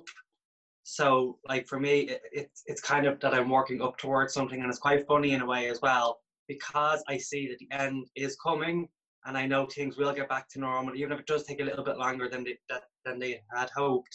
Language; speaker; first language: English; native; English